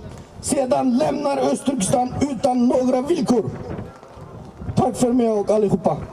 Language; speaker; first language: Swedish; non-native, learner; Uyghur